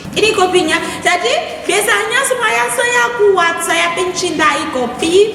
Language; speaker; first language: Indonesian; non-native, fluent; English